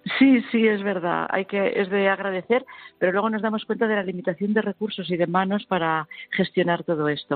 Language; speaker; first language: Spanish; native; Spanish